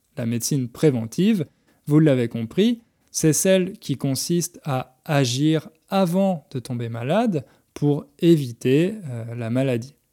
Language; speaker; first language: French; native; French